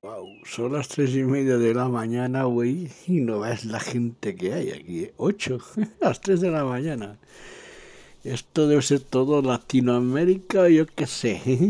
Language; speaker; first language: Spanish; native; Spanish